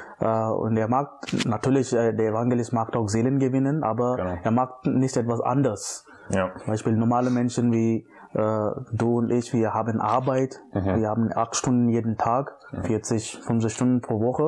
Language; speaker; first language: German; non-native, fluent; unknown